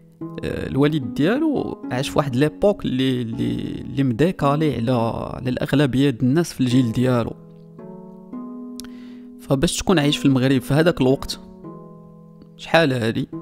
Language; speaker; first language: Arabic; native; Arabic